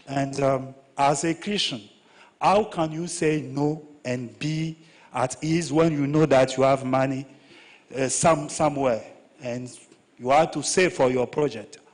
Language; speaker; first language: English; non-native, learner; French